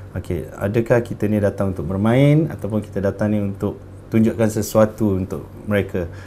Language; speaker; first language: Malay; native; Malay